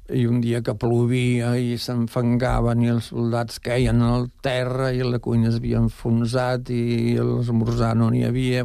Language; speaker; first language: Catalan; native; Catalan